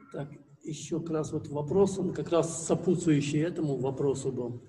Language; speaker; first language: Russian; native; Russian